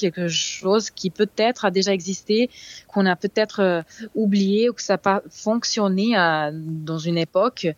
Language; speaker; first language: French; non-native, fluent; Serbian